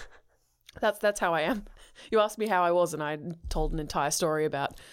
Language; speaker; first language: English; native; English